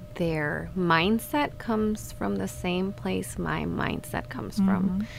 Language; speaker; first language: English; non-native, fluent; Spanish